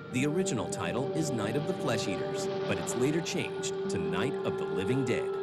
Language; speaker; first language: English; native; English